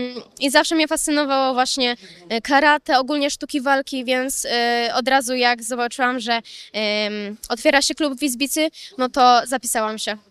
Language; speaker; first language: Polish; native; Polish